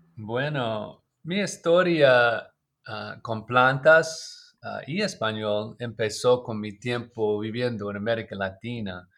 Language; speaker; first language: Spanish; non-native, learner; English